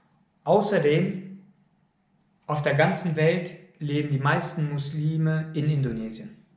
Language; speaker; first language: German; non-native, fluent; Indonesian